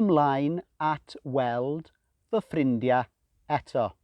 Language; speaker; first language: Welsh; non-native, fluent; English